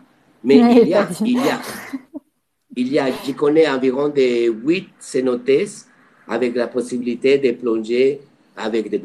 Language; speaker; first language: French; non-native, fluent; Spanish